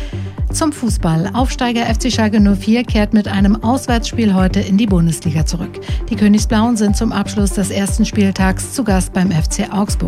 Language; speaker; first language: German; native; German